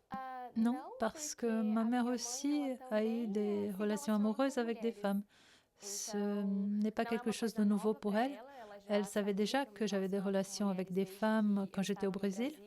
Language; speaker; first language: French; non-native, fluent; Portuguese